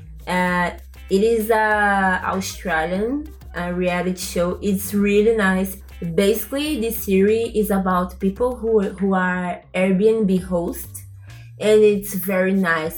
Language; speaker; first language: English; non-native, learner; Portuguese